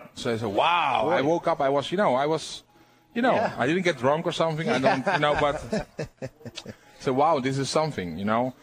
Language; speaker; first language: English; non-native, fluent; Dutch